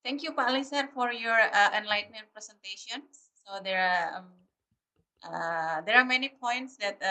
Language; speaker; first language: English; non-native, learner; Indonesian